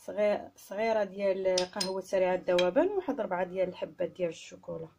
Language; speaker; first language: Arabic; native; Arabic